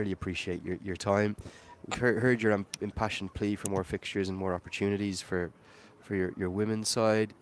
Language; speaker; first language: English; native; English